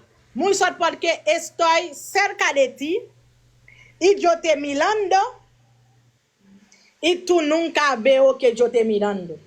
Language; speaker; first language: Spanish; non-native, learner; Haitian Creole